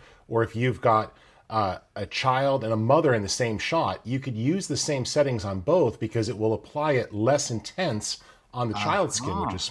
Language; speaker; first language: English; native; English